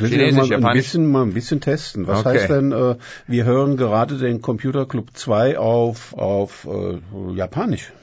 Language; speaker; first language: German; native; German